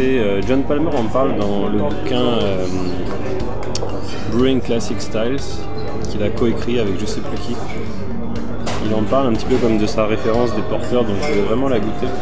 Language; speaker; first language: French; native; French